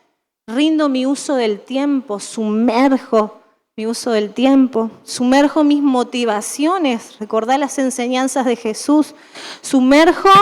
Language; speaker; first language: Spanish; native; Spanish